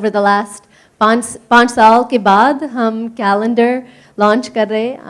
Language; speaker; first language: Hindi; non-native, learner; English